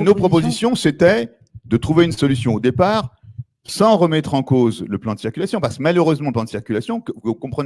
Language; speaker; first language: French; native; French